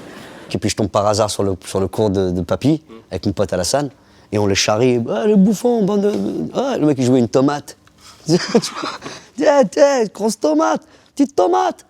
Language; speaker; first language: French; early bilingual, other home language; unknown